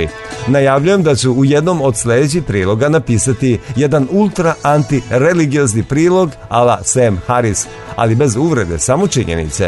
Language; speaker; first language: Serbian; native; Serbian